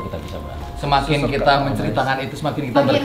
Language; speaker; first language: Indonesian; native; Indonesian